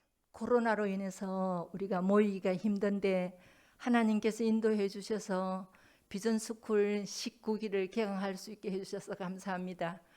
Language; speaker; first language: Korean; native; Korean